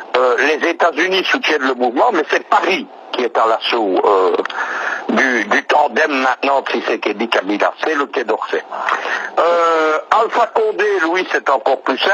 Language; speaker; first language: French; native; French